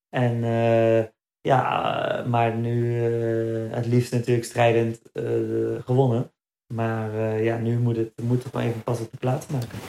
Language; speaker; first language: Dutch; early bilingual, other home language; Berber languages